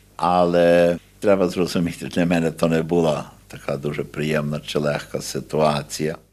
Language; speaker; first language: Ukrainian; early bilingual, heritage; Ukrainian